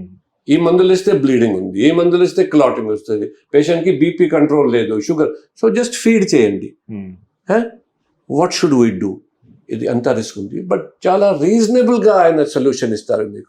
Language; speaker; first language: Telugu; non-native, fluent; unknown